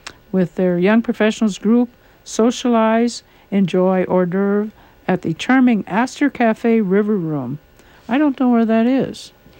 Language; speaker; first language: English; native; English